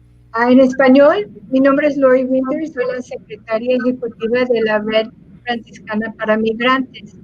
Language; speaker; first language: Spanish; non-native, fluent; English